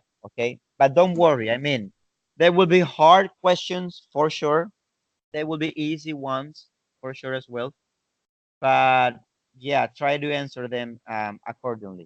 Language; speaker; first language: English; non-native, fluent; Spanish